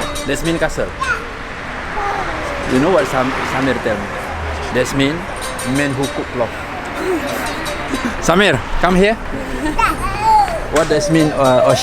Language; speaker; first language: English; non-native, learner; Malay